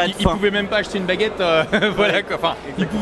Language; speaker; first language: French; native; French